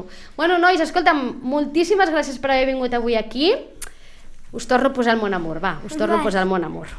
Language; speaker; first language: Catalan; native; Catalan